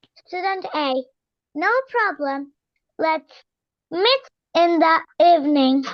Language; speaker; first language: English; non-native, learner; Bangla